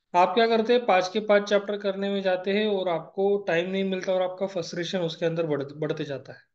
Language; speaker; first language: Hindi; non-native, local second language; Marathi